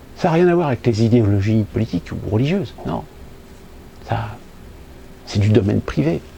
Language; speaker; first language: French; native; French